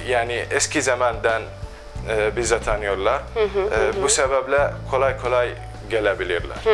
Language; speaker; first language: Turkish; non-native, local second language; Arabic